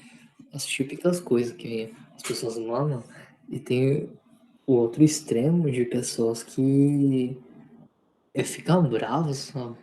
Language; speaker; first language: Portuguese; non-native, fluent; Spanish